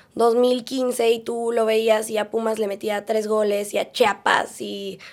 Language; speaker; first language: Spanish; native; Spanish